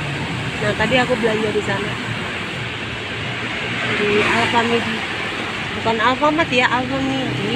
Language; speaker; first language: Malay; non-native, local second language; Javanese